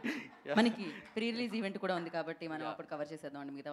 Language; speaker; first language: Telugu; native; Telugu